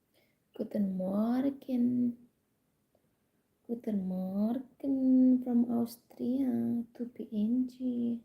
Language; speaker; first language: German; non-native, learner; Indonesian